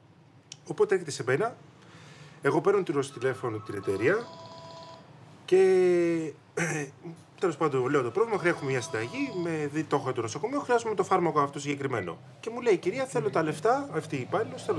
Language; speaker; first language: Greek; native; Greek